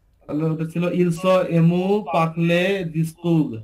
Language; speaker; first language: French; non-native, learner; Bangla